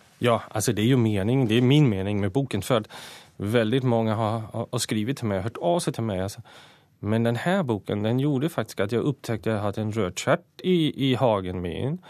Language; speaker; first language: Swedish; native; Swedish